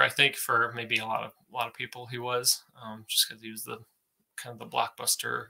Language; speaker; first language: English; native; English